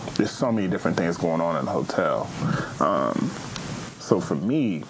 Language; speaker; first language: English; native; English